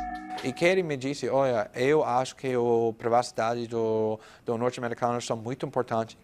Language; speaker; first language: Portuguese; non-native, fluent; English